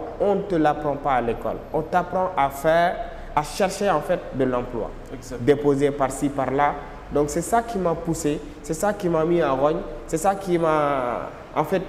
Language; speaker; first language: French; non-native, local second language; Wolof